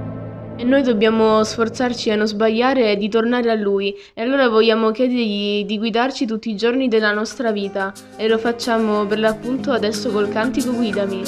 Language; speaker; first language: Italian; native; Italian